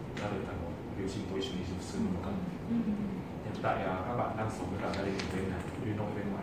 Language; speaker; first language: Japanese; non-native, fluent; Vietnamese